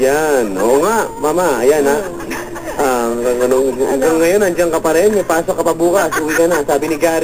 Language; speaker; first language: Filipino; native; Filipino